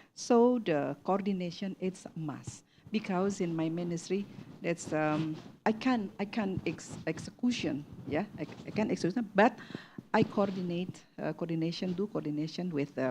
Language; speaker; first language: English; non-native, learner; Indonesian